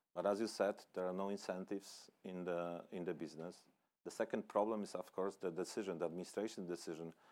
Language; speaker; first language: English; non-native, fluent; Polish